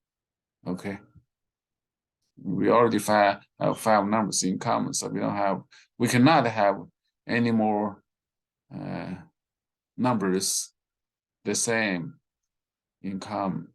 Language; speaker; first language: English; non-native, fluent; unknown